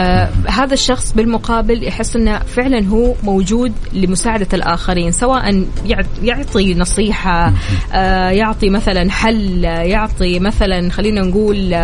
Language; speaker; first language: Arabic; native; Arabic